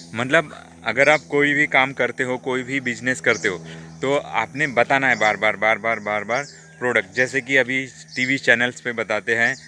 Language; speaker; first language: Hindi; non-native, local second language; Marathi